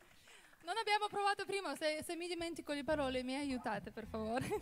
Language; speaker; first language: Italian; non-native, learner; Russian